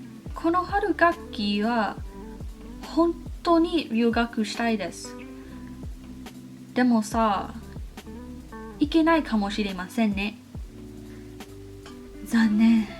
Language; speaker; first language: Japanese; non-native, learner; English